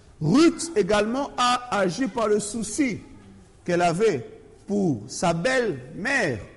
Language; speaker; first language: French; non-native, local second language; Lingala